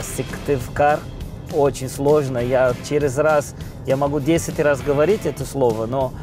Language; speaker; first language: Russian; non-native, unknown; Portuguese